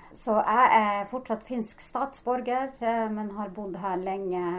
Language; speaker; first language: Norwegian; non-native, fluent; Finnish